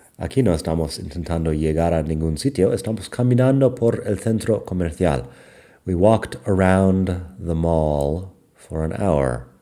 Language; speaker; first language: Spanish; non-native, fluent; English